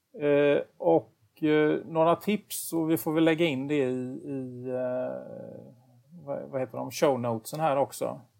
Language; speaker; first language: Swedish; native; Swedish